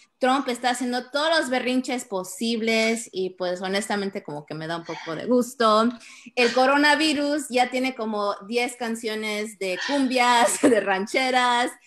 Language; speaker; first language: Spanish; early bilingual, heritage; Spanish